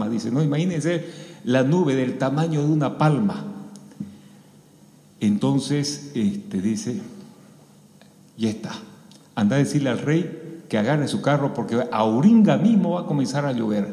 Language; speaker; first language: Spanish; native; Spanish